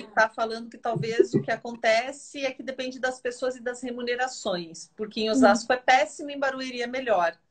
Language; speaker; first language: Portuguese; native; Portuguese